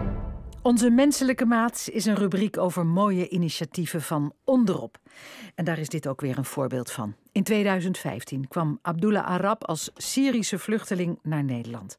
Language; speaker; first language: Dutch; native; Dutch